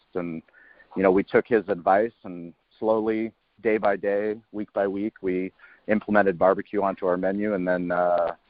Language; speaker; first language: English; native; English